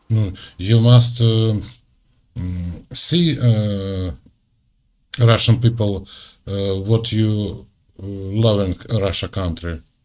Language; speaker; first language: English; non-native, learner; Russian